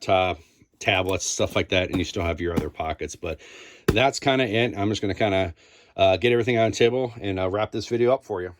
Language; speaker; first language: English; native; English